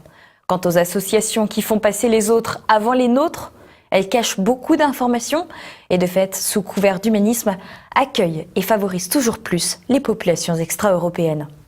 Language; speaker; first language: French; native; French